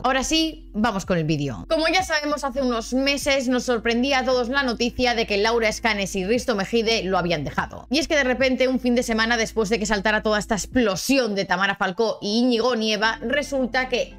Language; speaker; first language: Spanish; native; Spanish